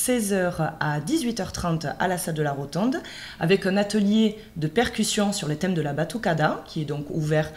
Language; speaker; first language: French; native; French